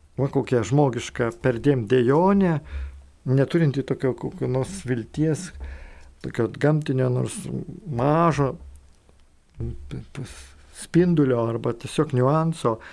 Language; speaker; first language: Lithuanian; native; Lithuanian